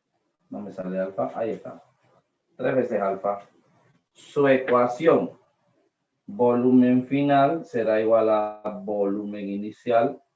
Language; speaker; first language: Spanish; native; Spanish